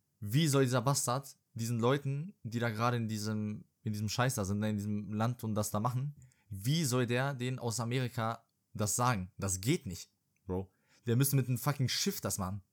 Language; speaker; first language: German; early bilingual, other home language; Serbian